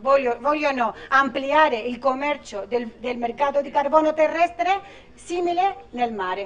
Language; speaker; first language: Italian; non-native, learner; Spanish